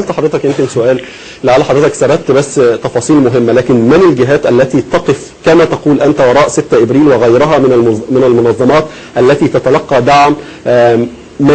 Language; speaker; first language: Arabic; native; Arabic